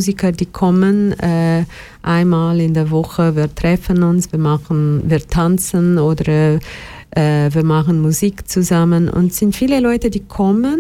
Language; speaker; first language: German; non-native, fluent; Portuguese